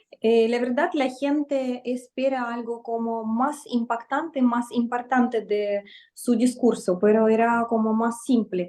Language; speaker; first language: Spanish; non-native, fluent; Russian